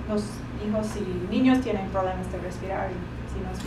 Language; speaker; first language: Spanish; non-native, learner; English